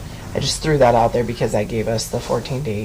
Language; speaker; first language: English; native; English